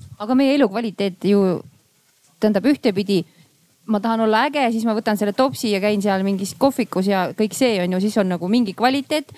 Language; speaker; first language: Estonian; native; Estonian